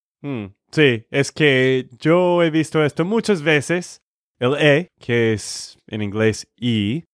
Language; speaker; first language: Spanish; non-native, learner; English